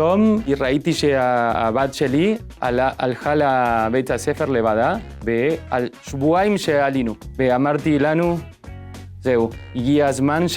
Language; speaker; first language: Hebrew; non-native, learner; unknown